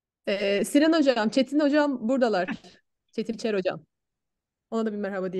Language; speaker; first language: Turkish; native; Turkish